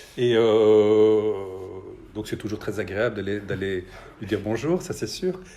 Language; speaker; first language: French; native; French